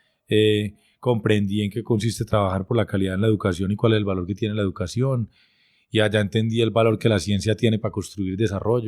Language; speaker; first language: Spanish; native; Spanish